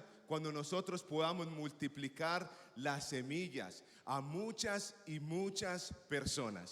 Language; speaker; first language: Spanish; native; Spanish